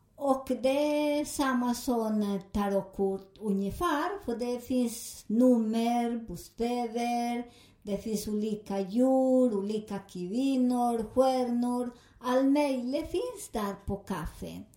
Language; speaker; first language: Swedish; non-native, learner; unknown